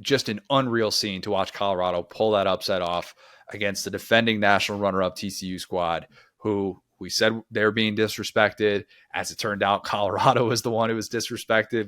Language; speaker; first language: English; native; English